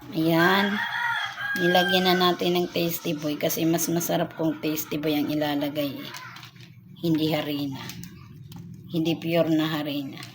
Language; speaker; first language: Filipino; non-native, local second language; Waray